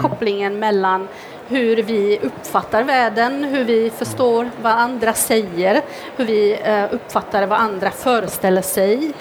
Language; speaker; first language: Swedish; non-native, fluent; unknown